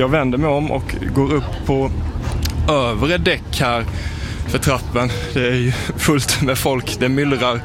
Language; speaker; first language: Swedish; native; Swedish